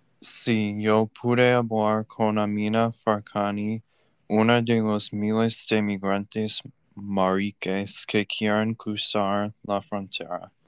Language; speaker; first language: Spanish; non-native, learner; English